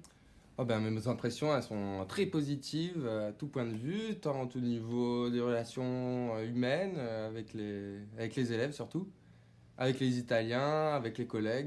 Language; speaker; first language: French; native; French